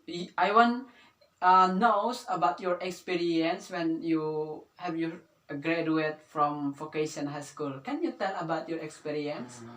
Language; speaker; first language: English; non-native, learner; Indonesian